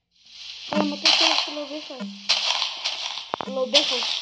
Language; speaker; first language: Spanish; native; Spanish